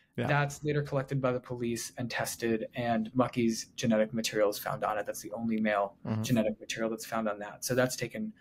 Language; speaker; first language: English; native; English